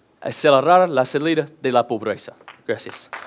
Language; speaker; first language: Spanish; non-native, learner; English